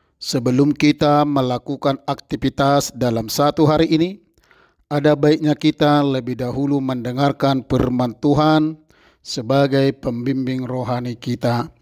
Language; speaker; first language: Indonesian; non-native, local second language; Batak Toba